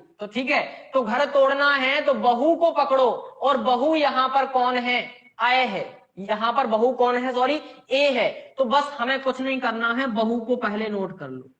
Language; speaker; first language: Hindi; native; Hindi